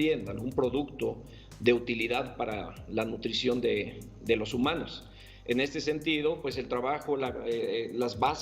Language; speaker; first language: Spanish; native; Spanish